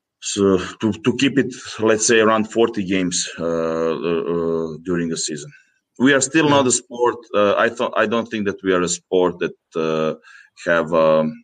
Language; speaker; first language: English; non-native, fluent; Greek